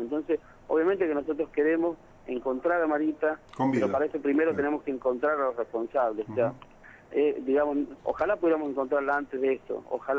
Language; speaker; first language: Spanish; native; Spanish